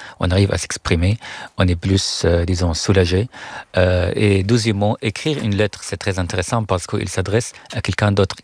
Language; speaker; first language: French; non-native, fluent; Arabic